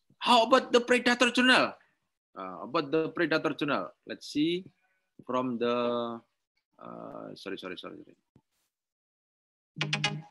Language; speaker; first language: English; non-native, learner; Indonesian